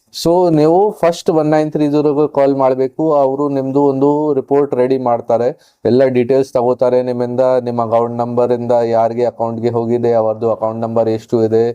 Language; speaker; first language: Kannada; non-native, fluent; Hindi